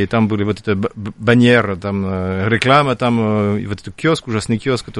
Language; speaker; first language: Russian; non-native, fluent; French